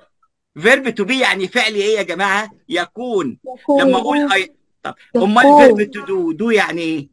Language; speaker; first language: Arabic; native; Arabic